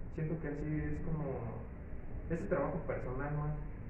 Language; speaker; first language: Spanish; native; Spanish